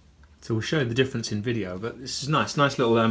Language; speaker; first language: English; native; English